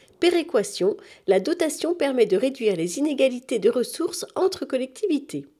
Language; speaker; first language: French; native; French